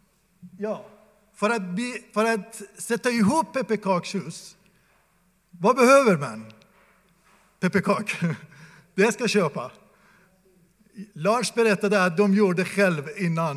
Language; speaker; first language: Swedish; non-native, fluent; Persian